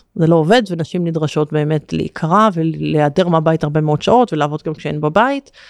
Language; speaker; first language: Hebrew; native; Hebrew